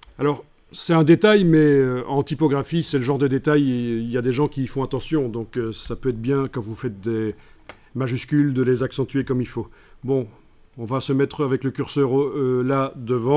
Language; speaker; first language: French; native; French